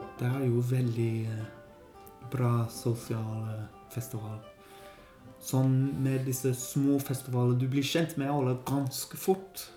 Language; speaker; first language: Norwegian; non-native, learner; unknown